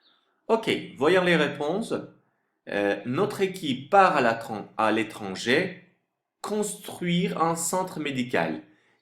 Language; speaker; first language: French; non-native, fluent; Turkish